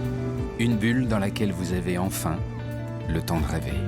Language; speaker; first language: French; native; French